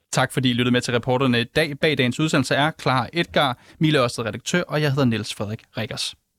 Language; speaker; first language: Danish; native; Danish